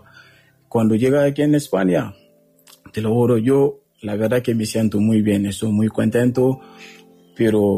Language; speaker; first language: Spanish; non-native, learner; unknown